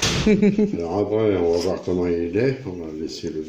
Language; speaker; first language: French; native; French